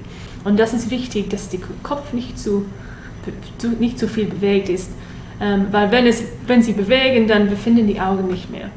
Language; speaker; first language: German; non-native, learner; English